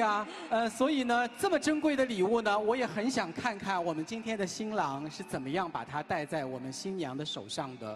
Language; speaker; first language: Chinese; native; Chinese